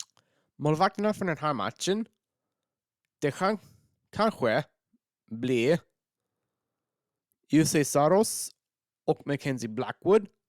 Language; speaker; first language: Swedish; non-native, learner; English